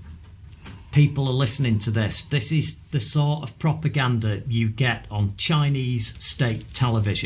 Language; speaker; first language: English; native; English